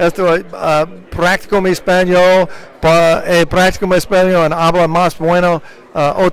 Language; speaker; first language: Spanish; non-native, learner; English